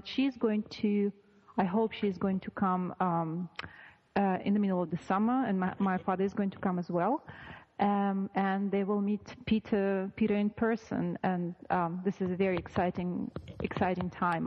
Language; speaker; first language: English; non-native, fluent; Russian